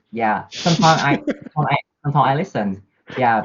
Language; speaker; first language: English; non-native, learner; Vietnamese